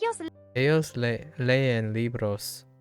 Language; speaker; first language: Spanish; non-native, learner; English